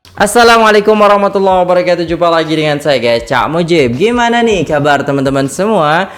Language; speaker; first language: Indonesian; native; Indonesian